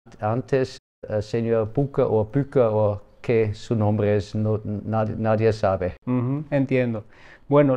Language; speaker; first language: Spanish; non-native, learner; German